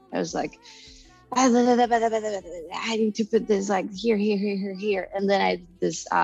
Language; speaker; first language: English; non-native, learner; Spanish